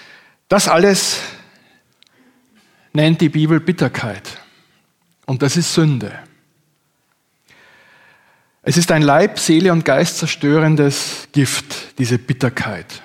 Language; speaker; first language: German; native; German